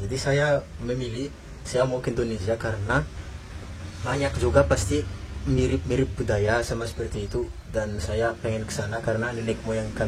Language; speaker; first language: Indonesian; non-native, fluent; Malagasy